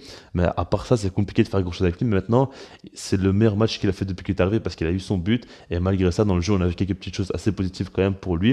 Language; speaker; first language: French; native; French